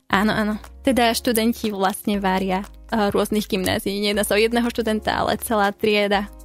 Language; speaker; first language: Slovak; native; Slovak